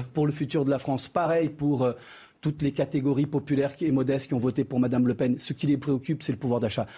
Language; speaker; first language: French; early bilingual, other home language; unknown